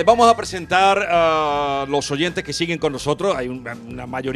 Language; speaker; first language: Spanish; native; Spanish